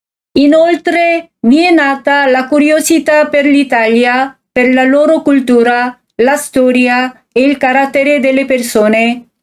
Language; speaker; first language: Italian; non-native, fluent; Korean